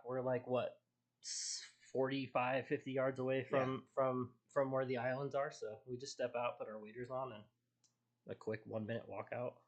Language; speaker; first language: English; native; English